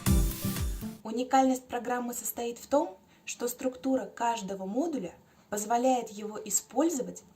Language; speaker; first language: Russian; native; Russian